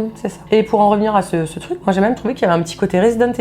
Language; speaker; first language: French; native; French